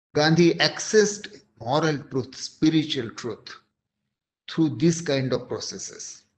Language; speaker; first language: English; non-native, local second language; Marathi